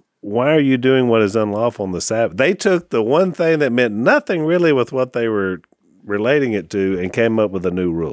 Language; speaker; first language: English; native; English